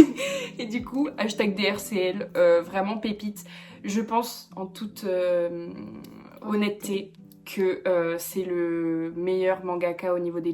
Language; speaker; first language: French; native; French